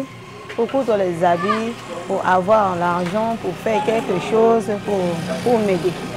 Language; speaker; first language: French; non-native, local second language; Sango